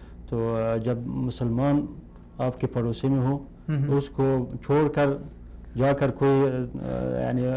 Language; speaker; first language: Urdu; non-native, fluent; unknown